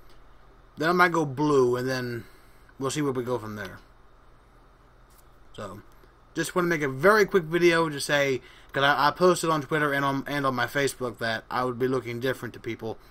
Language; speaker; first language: English; native; English